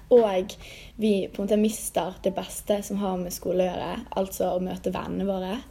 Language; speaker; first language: Norwegian; native; Norwegian